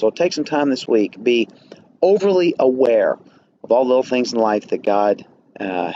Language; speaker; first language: English; native; English